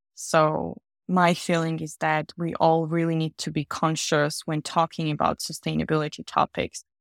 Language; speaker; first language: English; non-native, fluent; Georgian